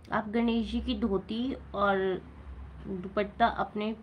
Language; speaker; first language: Hindi; native; Hindi